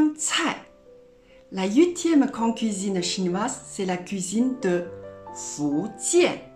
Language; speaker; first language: French; non-native, fluent; Chinese